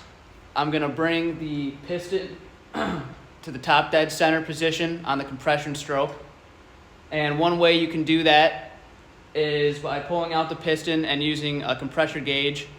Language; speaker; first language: English; native; English